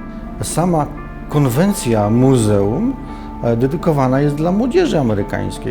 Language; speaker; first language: Polish; native; Polish